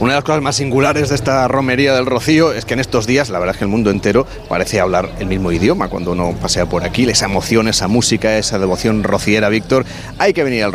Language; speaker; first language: Spanish; native; Spanish